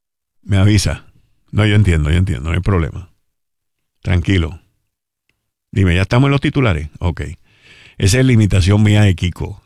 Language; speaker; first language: Spanish; native; Spanish